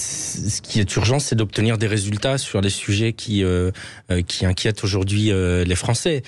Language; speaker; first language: French; native; French